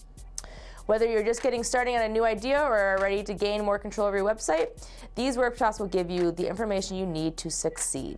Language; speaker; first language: English; native; English